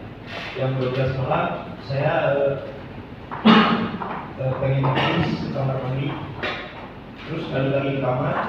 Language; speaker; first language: Indonesian; non-native, local second language; Sundanese